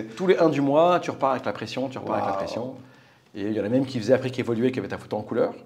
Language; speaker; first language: French; native; French